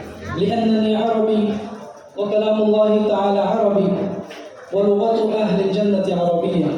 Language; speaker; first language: Arabic; non-native, fluent; Urdu